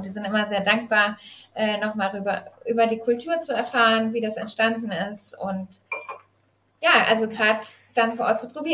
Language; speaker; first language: German; native; German